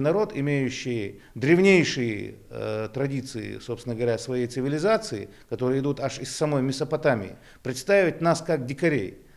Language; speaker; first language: Russian; non-native, local second language; Chechen